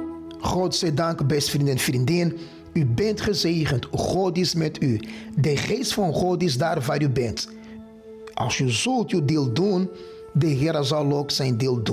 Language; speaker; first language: Dutch; non-native, fluent; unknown